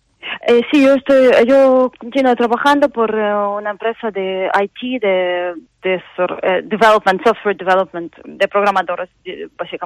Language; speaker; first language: Spanish; non-native, fluent; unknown